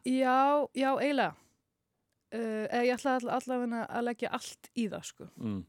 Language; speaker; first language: Icelandic; early bilingual, heritage; Icelandic